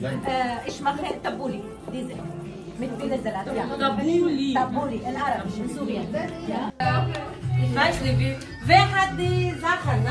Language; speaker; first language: German; non-native, learner; Arabic